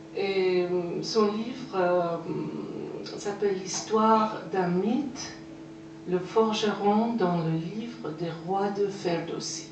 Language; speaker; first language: French; non-native, fluent; Persian